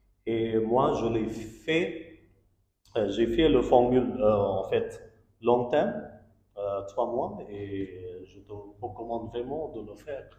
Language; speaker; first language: French; non-native, learner; Bangla